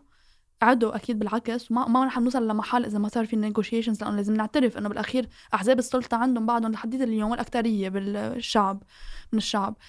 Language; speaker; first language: Arabic; native; Arabic